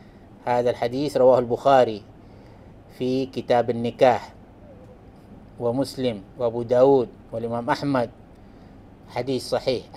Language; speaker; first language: Arabic; non-native, fluent; Malay